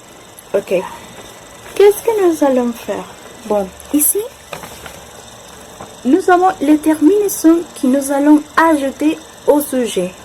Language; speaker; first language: French; non-native, learner; Spanish